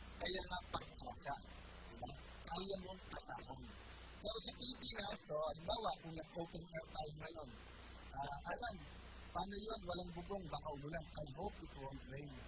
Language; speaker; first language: Filipino; native; Filipino